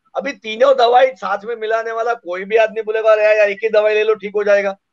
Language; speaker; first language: Hindi; non-native, local second language; Marathi